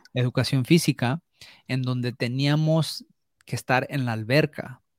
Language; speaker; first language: Spanish; early bilingual, heritage; Spanish